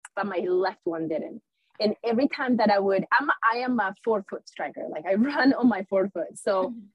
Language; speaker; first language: English; early bilingual, other home language; Spanish